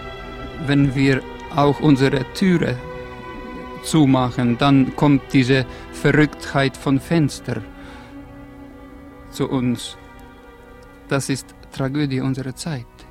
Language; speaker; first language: German; non-native, fluent; Estonian